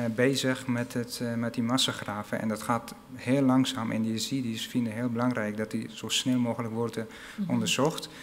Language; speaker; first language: Dutch; non-native, fluent; Arabic